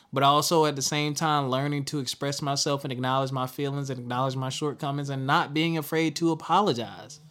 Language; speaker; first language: English; native; English